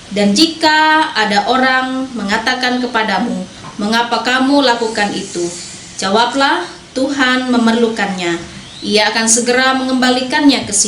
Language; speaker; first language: Indonesian; native; Indonesian